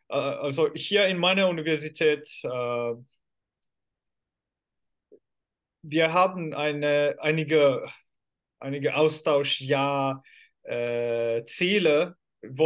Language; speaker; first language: German; non-native, fluent; Finnish